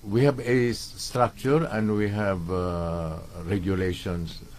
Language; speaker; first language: English; non-native, local second language; Filipino